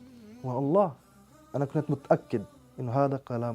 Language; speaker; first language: Arabic; non-native, fluent; French